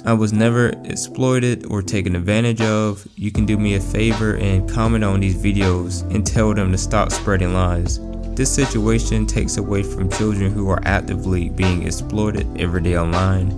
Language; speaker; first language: English; native; English